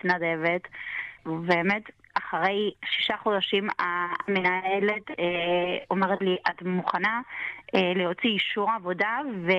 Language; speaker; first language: Hebrew; non-native, fluent; Spanish